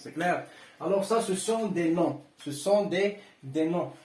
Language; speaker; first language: French; non-native, local second language; Arabic